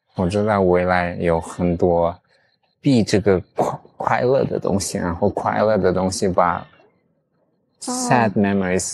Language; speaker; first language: Chinese; early bilingual, heritage; Chinese